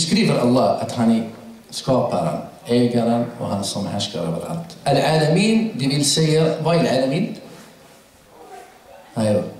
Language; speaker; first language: Swedish; non-native, fluent; Arabic